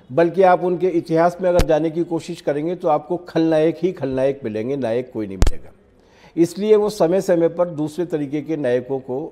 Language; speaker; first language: Hindi; native; Hindi